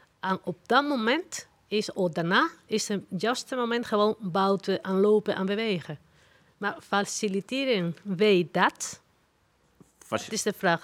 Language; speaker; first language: Dutch; non-native, learner; Spanish